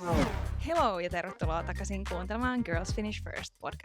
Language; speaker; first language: Finnish; native; Finnish